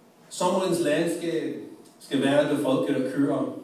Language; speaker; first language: Danish; non-native, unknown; English